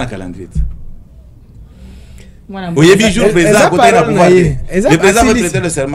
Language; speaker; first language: French; non-native, local second language; Lingala